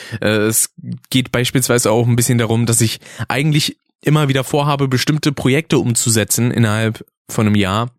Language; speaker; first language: German; native; German